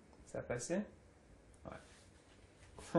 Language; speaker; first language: French; early bilingual, other home language; English